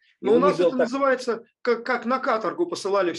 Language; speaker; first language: Russian; native; Russian